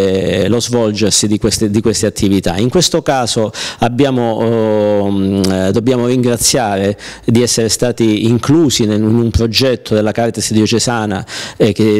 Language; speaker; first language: Italian; native; Italian